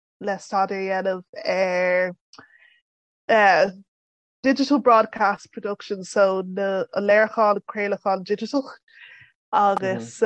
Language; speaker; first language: Irish; early bilingual, other home language; English